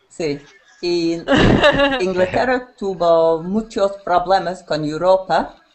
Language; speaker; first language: Spanish; non-native, learner; English